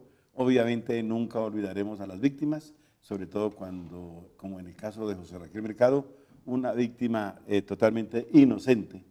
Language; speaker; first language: Spanish; native; Spanish